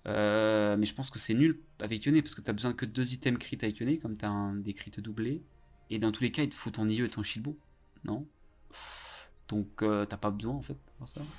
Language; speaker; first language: French; native; French